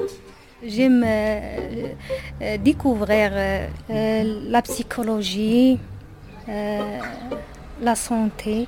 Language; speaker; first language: French; non-native, learner; Berber languages